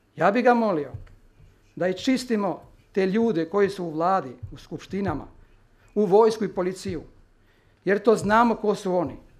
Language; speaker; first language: Serbian; non-native, local second language; Albanian